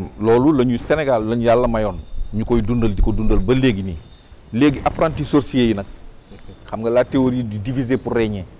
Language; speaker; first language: Wolof; non-native, local second language; Fula